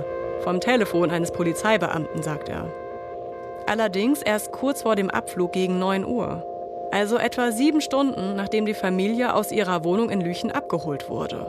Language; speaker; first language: German; native; German